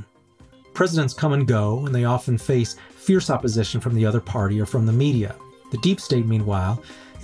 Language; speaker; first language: English; native; English